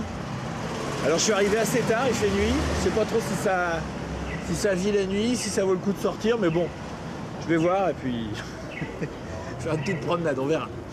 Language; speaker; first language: French; native; French